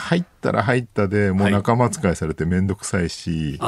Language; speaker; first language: Japanese; native; Japanese